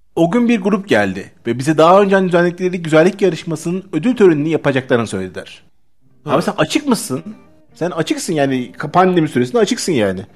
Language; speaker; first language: Turkish; native; Turkish